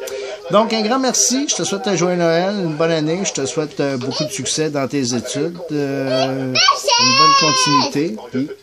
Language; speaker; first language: French; native; French